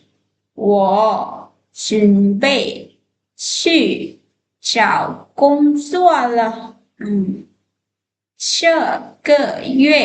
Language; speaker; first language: Chinese; non-native, fluent; Lao